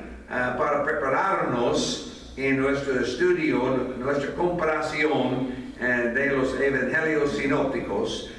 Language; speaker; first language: Spanish; non-native, fluent; English